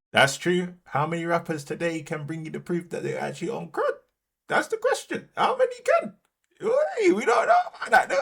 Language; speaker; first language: English; native; English